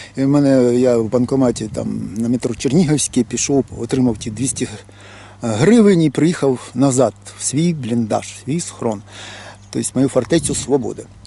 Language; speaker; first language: Ukrainian; native; Ukrainian